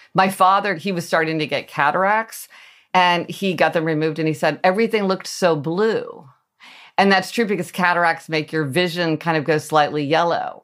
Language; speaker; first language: English; native; English